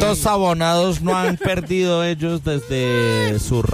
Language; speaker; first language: Spanish; native; Spanish